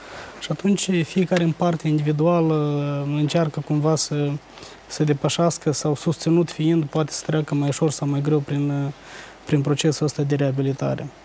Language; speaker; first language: Romanian; native; Romanian